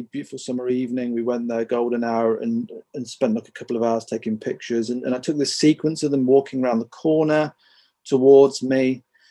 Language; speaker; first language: English; native; English